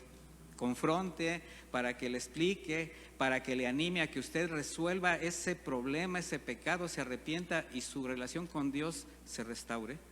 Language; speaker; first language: Spanish; native; Spanish